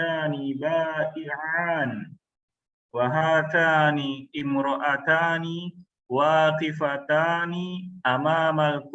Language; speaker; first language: Arabic; non-native, learner; Indonesian